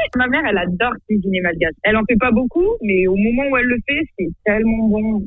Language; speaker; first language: French; non-native, local second language; Malagasy